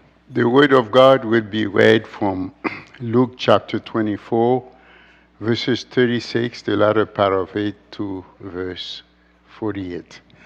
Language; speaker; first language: English; non-native, fluent; Haitian Creole